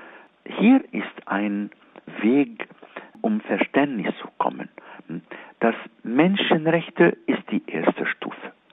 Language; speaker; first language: German; non-native, fluent; Arabic